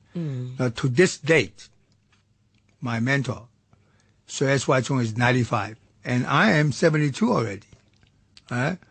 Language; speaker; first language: English; non-native, fluent; Chinese